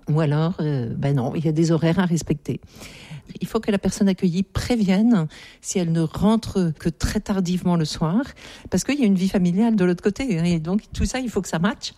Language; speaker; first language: French; native; French